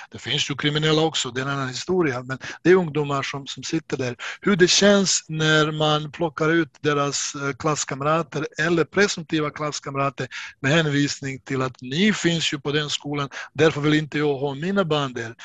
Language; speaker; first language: Swedish; non-native, fluent; Bosnian